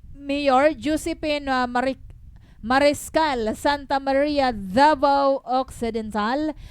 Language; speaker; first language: Filipino; non-native, local second language; Bikol